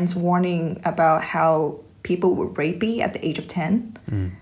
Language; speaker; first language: English; non-native, fluent; Vietnamese